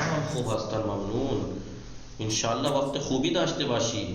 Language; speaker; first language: Persian; non-native, fluent; Urdu